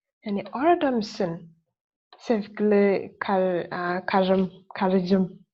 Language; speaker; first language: Turkish; non-native, learner; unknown